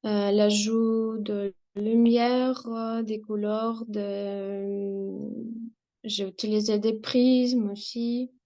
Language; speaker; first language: French; non-native, fluent; Russian